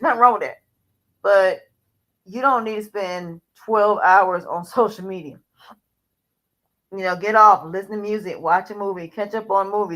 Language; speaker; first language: English; native; English